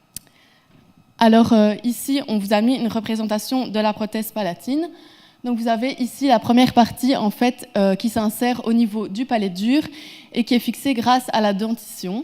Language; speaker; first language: French; native; French